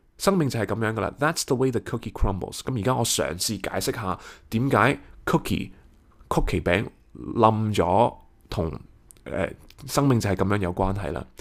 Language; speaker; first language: Cantonese; early bilingual, heritage; Cantonese